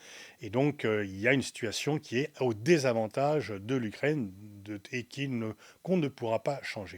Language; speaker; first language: French; native; French